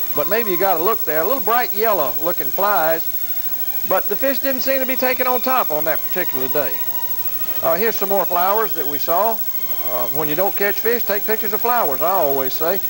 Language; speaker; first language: English; native; English